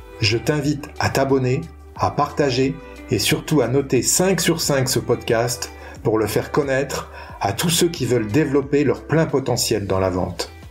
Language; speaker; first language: French; native; French